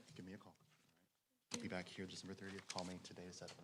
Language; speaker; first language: English; native; English